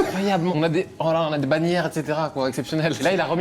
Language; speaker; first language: French; native; French